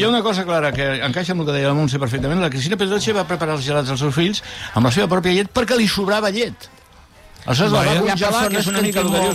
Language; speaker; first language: Catalan; native; Catalan